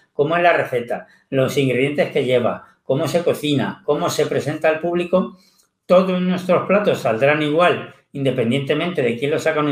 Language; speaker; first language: Spanish; native; Spanish